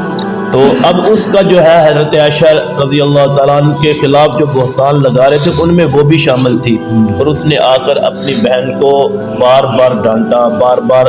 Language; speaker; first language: Urdu; native; Urdu